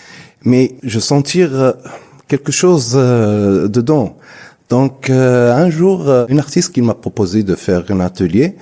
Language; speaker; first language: French; non-native, local second language; Arabic